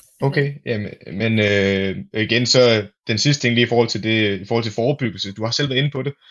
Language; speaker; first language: Danish; native; Danish